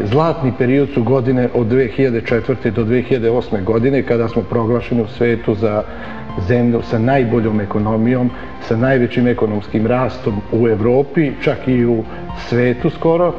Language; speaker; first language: Serbian; native; Serbian